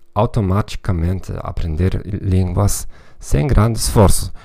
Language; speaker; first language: Portuguese; non-native, fluent; German